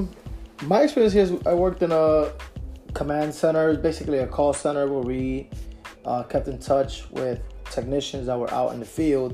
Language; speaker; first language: English; native; English